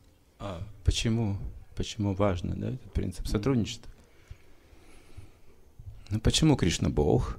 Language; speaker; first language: Russian; native; Russian